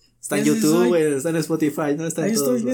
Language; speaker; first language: Spanish; native; Spanish